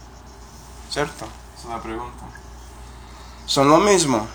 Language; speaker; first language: Spanish; non-native, fluent; English